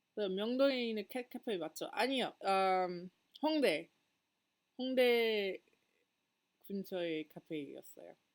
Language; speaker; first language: Korean; non-native, learner; English